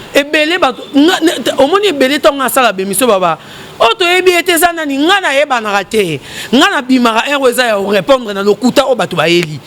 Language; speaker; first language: Lingala; non-native, local second language; Luba-Lulua